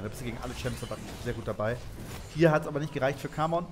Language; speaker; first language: German; native; German